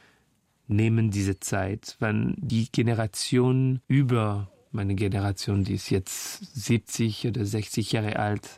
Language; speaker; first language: German; non-native, fluent; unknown